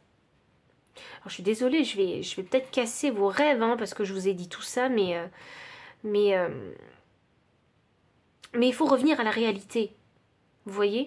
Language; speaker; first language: French; native; French